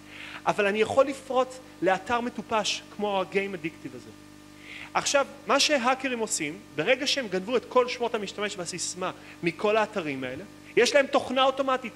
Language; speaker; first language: Hebrew; native; Hebrew